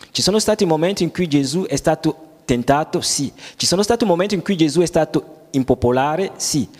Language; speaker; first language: Italian; non-native, fluent; French